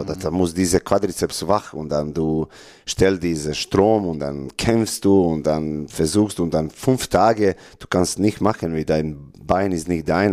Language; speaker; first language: German; non-native, learner; Serbian